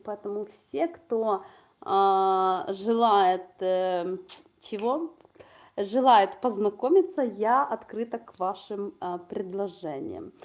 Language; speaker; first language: Russian; non-native, local second language; Ukrainian